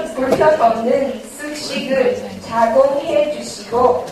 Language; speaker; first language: Korean; non-native, learner; English